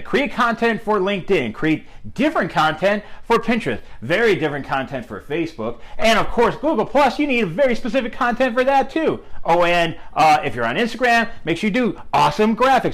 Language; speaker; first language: English; native; English